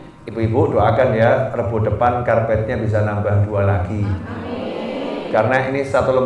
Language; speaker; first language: Indonesian; native; Indonesian